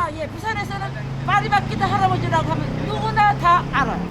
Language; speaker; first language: Korean; native; Korean